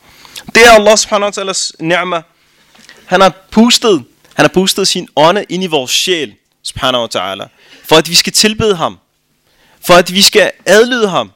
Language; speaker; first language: Danish; early bilingual, other home language; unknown